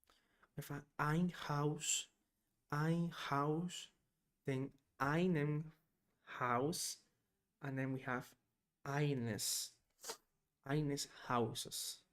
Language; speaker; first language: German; non-native, learner; Spanish